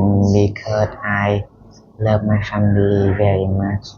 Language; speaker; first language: English; non-native, learner; Vietnamese